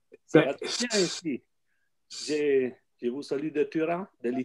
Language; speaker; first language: French; non-native, fluent; Italian